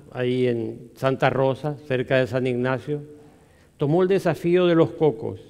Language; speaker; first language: Spanish; native; Spanish